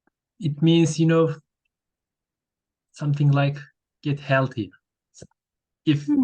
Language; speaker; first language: English; non-native, learner; Turkish